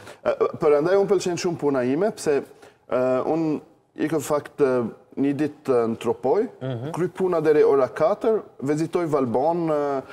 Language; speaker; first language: Albanian; non-native, learner; Arabic